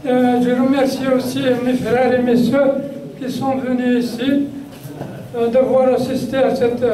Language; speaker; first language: French; non-native, local second language; Kabyle